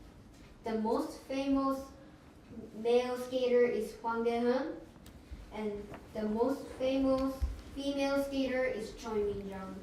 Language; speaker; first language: English; non-native, fluent; Korean